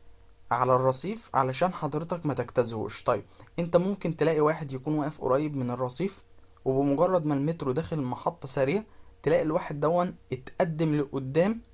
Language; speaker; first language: Arabic; native; Arabic